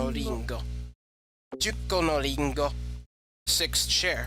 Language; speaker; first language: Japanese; non-native, learner; English